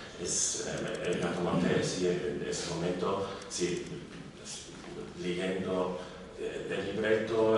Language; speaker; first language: Spanish; non-native, learner; German